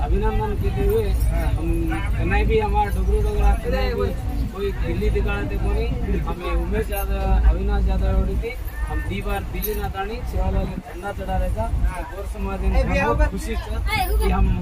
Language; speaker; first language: Hindi; non-native, local second language; Lambadi